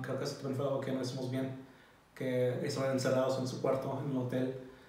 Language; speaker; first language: Spanish; non-native, fluent; German